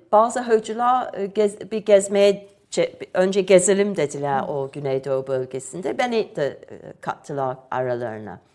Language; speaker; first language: Turkish; non-native, fluent; English